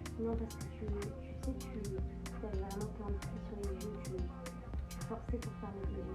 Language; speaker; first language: French; native; French